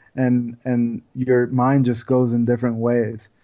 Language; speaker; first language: English; non-native, fluent; Spanish